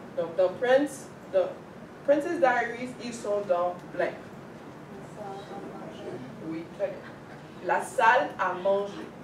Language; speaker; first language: French; non-native, fluent; English